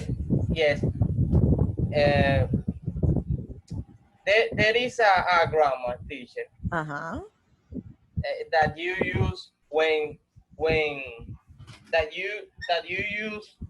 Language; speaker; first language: English; non-native, learner; Spanish